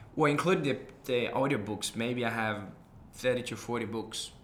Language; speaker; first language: English; non-native, fluent; Portuguese